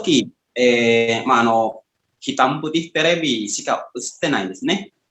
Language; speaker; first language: Japanese; non-native, fluent; Indonesian